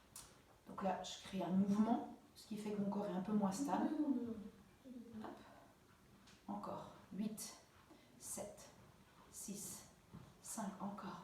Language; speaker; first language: French; native; French